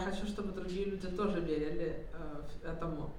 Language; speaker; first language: Russian; native; Russian